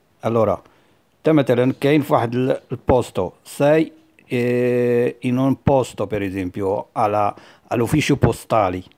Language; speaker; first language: Italian; non-native, fluent; Arabic